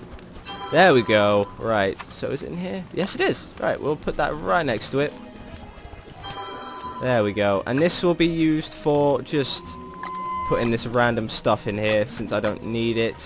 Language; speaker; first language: English; native; English